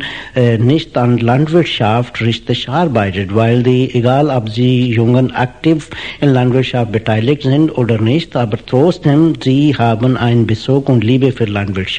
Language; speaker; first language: German; non-native, fluent; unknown